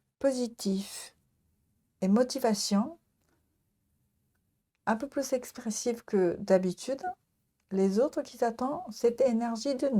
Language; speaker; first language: French; non-native, learner; Japanese